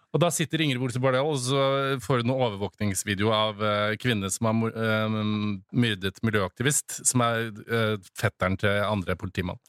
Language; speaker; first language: Norwegian; native; Norwegian